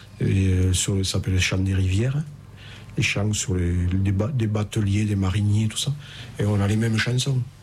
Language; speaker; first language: French; native; French